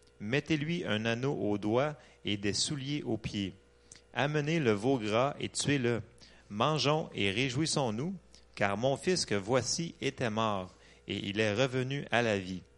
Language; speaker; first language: French; non-native, learner; English